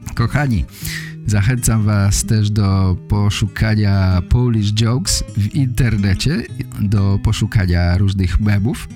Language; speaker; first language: Polish; native; Polish